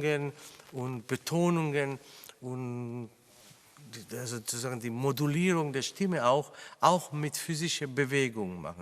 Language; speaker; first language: German; non-native, fluent; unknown